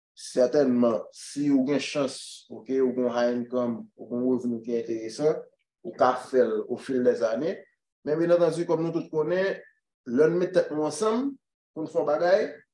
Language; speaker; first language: French; native; French